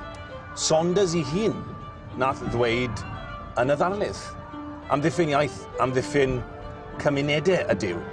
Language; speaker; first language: Welsh; native; Welsh